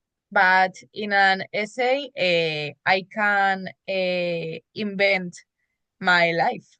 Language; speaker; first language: English; non-native, learner; Spanish